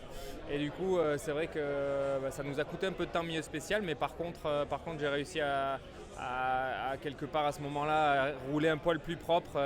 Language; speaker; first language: French; native; French